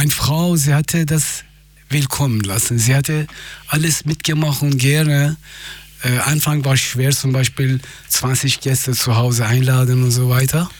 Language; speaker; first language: German; non-native, fluent; Persian